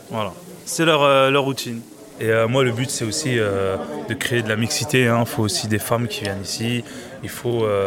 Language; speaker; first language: French; native; French